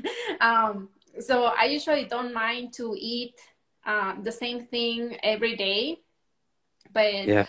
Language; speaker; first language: English; non-native, fluent; Spanish